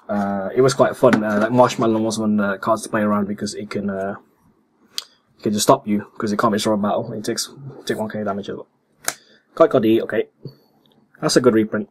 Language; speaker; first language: English; native; English